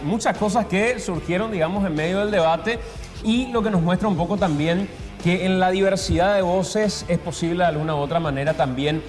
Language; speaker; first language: Spanish; native; Spanish